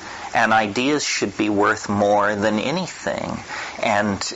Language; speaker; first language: English; native; English